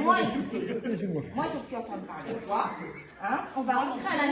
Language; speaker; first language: French; native; French